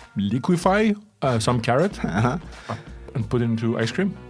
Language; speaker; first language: English; early bilingual, other home language; Persian